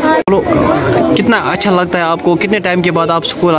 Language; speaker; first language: Hindi; non-native, local second language; Kashmiri